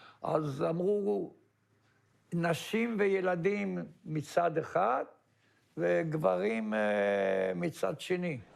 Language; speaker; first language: Hebrew; non-native, fluent; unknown